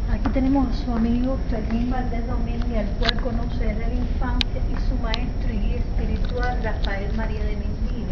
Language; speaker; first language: Spanish; native; Spanish